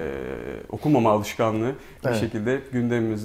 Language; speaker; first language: Turkish; native; Turkish